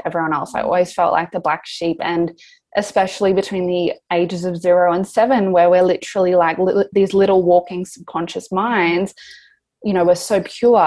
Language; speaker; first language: English; native; English